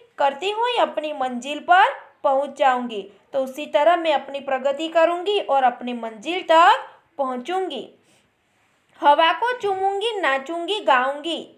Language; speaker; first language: Hindi; non-native, local second language; Gujarati